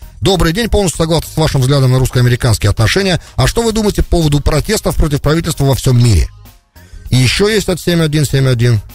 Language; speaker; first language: Russian; native; Russian